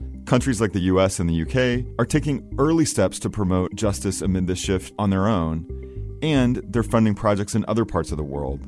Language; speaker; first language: English; native; English